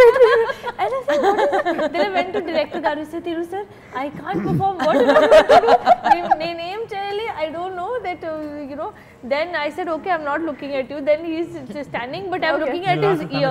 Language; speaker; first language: Telugu; non-native, learner; Hindi